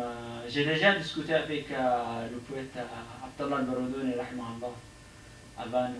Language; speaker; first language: French; non-native, learner; Arabic